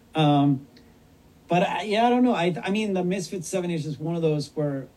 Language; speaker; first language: English; non-native, fluent; Swedish